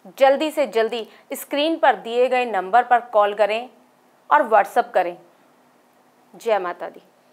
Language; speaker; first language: Hindi; native; Hindi